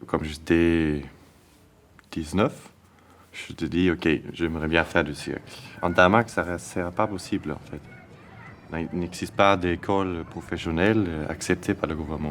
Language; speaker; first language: French; non-native, fluent; Danish